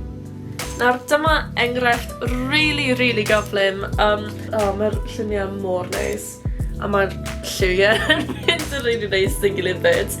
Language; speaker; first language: Welsh; non-native, local second language; English